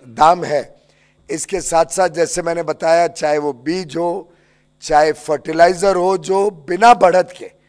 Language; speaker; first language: Hindi; native; Hindi